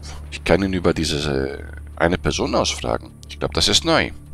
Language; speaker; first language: German; native; German